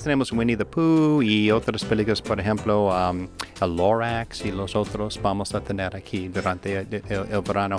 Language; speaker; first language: Spanish; non-native, learner; English